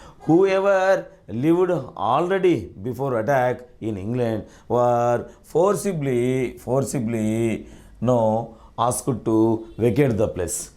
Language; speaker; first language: English; non-native, local second language; Telugu